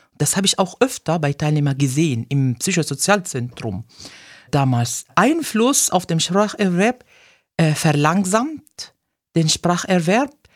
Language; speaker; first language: German; non-native, fluent; Arabic